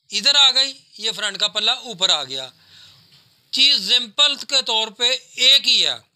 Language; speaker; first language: Urdu; non-native, local second language; Punjabi